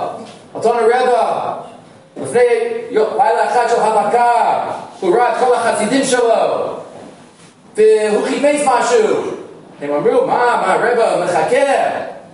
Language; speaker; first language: Hebrew; non-native, fluent; English